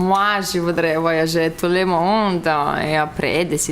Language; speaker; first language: French; non-native, learner; Lithuanian